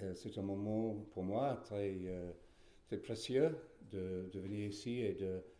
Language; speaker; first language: French; non-native, fluent; English